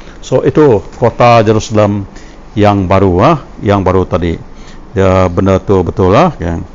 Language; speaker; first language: Malay; non-native, local second language; Iban